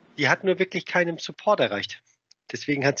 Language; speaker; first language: German; native; German